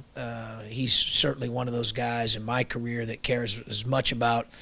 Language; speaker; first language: English; native; English